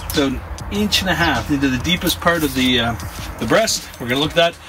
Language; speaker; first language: English; native; English